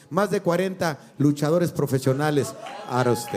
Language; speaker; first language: Spanish; native; Spanish